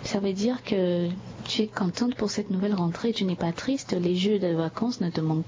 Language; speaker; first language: French; non-native, local second language; Sango